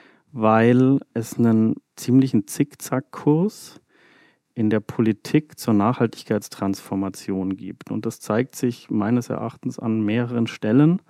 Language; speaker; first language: German; native; German